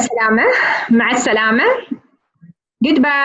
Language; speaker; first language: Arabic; native; Arabic